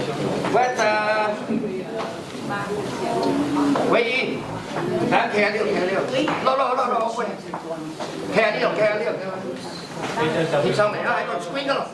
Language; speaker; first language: Cantonese; native; Cantonese